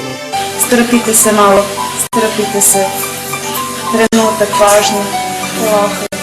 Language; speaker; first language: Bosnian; non-native, learner; Albanian